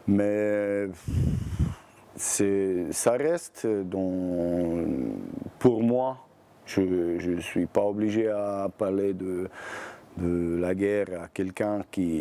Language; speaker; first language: French; non-native, fluent; Bosnian